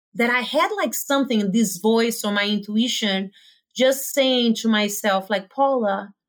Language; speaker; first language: English; non-native, fluent; Portuguese